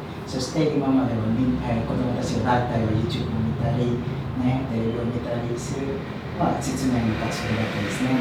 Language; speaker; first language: Japanese; non-native, fluent; Indonesian